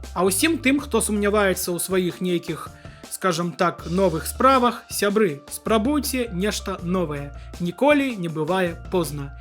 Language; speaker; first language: Belarusian; non-native, local second language; Russian